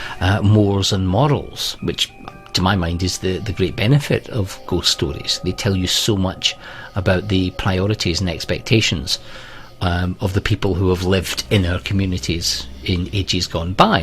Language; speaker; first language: English; native; English